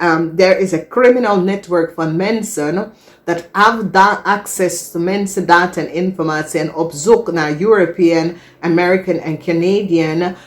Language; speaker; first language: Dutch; non-native, fluent; English